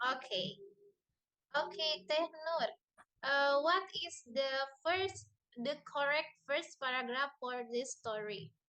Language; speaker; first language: English; non-native, learner; Indonesian